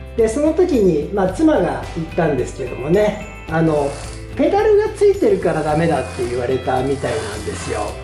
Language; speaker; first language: Japanese; native; Japanese